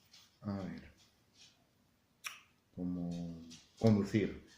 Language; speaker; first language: Spanish; non-native, fluent; Polish